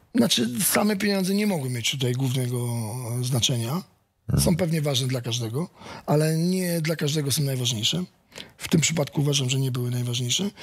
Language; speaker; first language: Polish; native; Polish